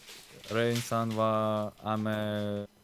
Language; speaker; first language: Japanese; non-native, learner; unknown